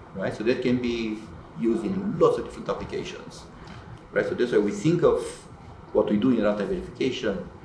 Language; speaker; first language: English; non-native, fluent; Romanian